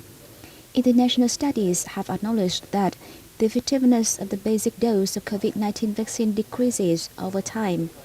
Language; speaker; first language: English; non-native, fluent; Vietnamese